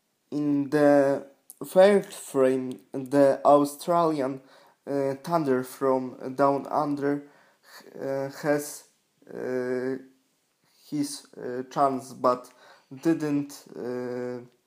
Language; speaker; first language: English; non-native, learner; Polish